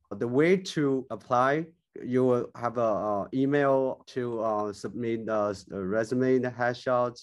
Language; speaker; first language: English; non-native, learner; Chinese